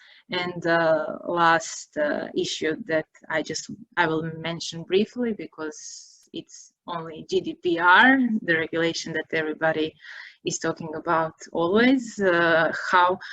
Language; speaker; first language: English; non-native, fluent; Croatian